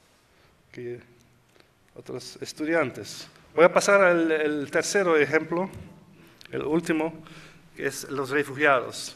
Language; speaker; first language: Spanish; non-native, fluent; Dutch